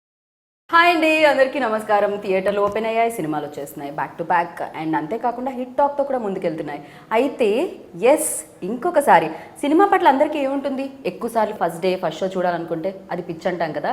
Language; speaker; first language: Telugu; native; Telugu